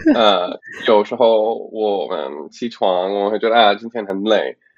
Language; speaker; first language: Chinese; non-native, learner; English